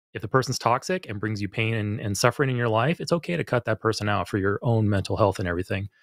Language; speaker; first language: English; native; English